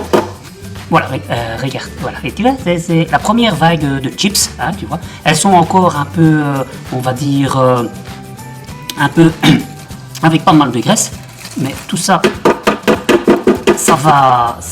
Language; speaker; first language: French; native; French